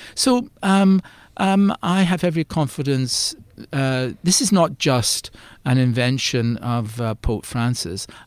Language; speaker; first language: English; native; English